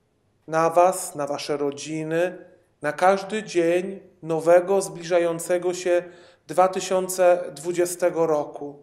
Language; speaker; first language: Polish; native; Polish